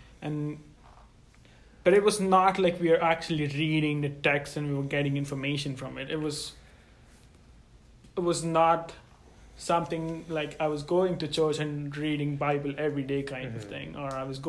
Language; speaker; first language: English; non-native, local second language; Telugu